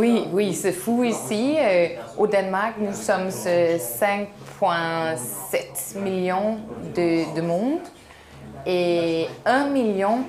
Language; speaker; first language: French; non-native, learner; Danish